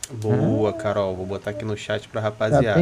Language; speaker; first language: Portuguese; native; Portuguese